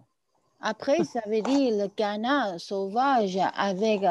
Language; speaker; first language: French; non-native, learner; Chinese